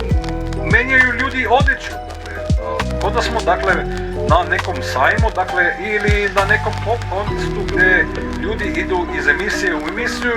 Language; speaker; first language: Croatian; native; Croatian